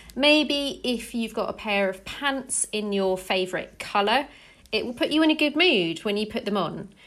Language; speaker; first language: English; native; English